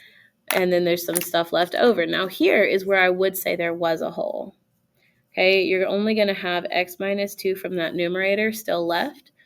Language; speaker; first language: English; native; English